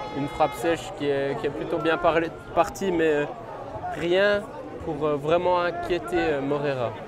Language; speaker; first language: French; native; French